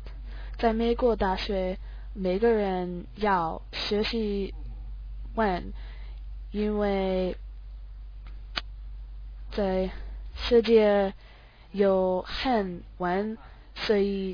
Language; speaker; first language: Chinese; non-native, learner; English